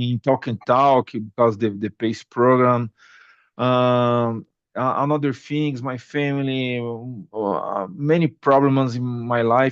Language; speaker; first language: English; non-native, learner; Portuguese